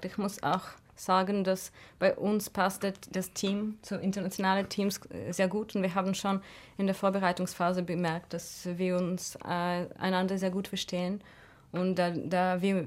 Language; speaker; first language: German; non-native, fluent; Russian